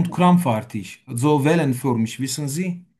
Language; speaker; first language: German; non-native, learner; Turkish